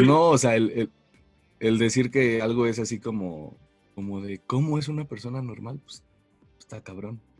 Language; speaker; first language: Spanish; native; Spanish